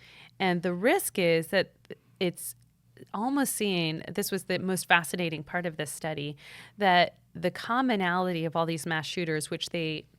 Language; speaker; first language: English; native; English